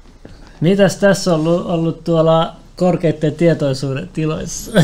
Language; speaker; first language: Finnish; native; Finnish